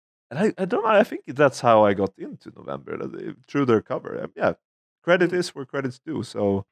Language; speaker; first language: English; non-native, fluent; Swedish